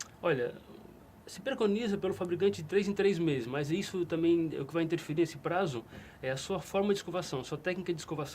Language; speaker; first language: Portuguese; native; Portuguese